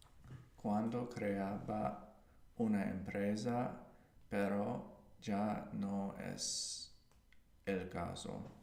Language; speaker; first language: Spanish; non-native, learner; English